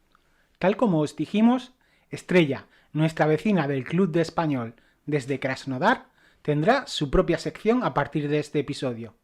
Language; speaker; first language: Spanish; native; Spanish